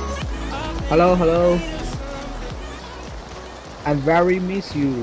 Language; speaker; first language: English; non-native, learner; Korean